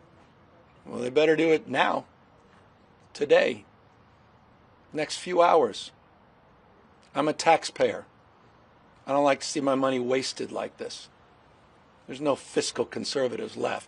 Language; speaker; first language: English; native; English